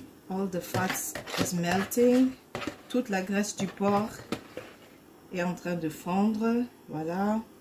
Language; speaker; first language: French; non-native, local second language; Lingala